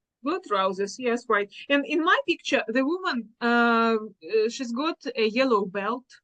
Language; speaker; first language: English; non-native, fluent; Russian